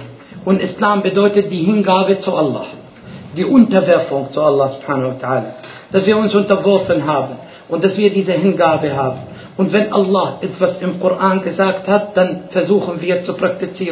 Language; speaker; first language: German; non-native, fluent; Arabic